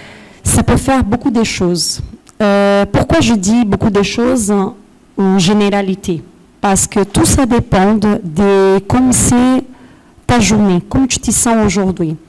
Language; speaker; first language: French; non-native, fluent; Portuguese